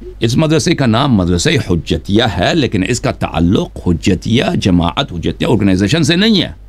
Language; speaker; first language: Urdu; non-native, fluent; Persian